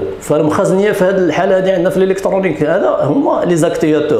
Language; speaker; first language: Arabic; native; Arabic